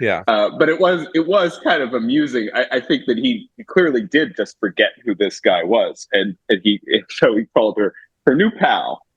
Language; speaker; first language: English; native; English